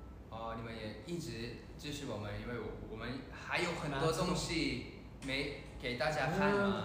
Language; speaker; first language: Chinese; non-native, learner; Thai